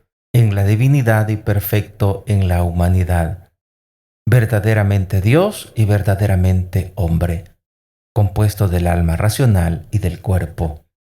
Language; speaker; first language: Spanish; native; Spanish